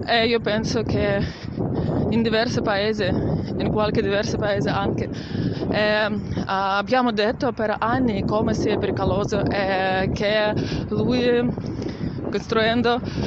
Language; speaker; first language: Italian; non-native, learner; Russian